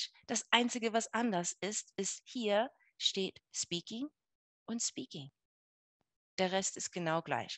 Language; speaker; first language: German; non-native, fluent; English